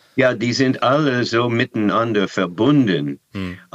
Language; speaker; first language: German; non-native, fluent; English